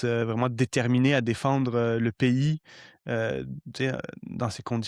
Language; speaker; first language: French; native; French